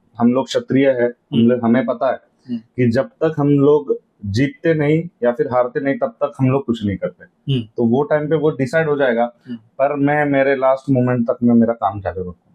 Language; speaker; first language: Hindi; non-native, local second language; Marathi